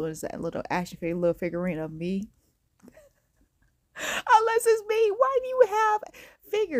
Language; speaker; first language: English; native; English